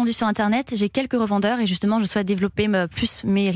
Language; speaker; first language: French; native; French